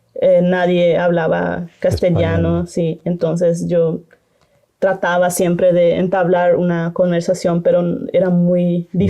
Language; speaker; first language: Spanish; non-native, local second language; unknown